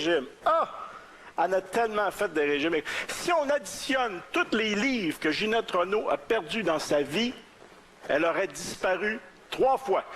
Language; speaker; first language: French; native; French